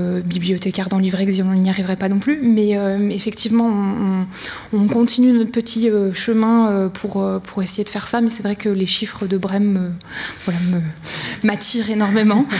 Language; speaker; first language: French; native; French